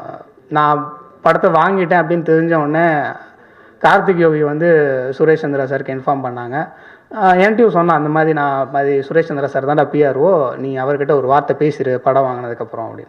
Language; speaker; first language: Tamil; native; Tamil